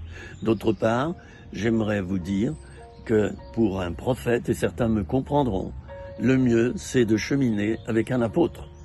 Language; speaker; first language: French; native; French